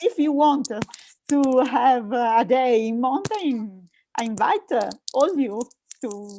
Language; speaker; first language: English; non-native, learner; Italian